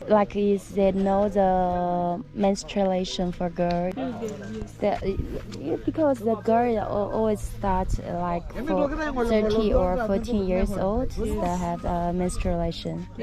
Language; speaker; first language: English; non-native, learner; Chinese